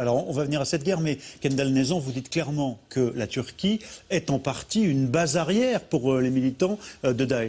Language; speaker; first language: French; native; French